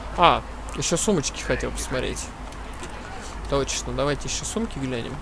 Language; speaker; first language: Russian; native; Russian